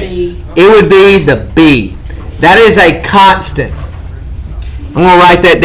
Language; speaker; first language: English; native; English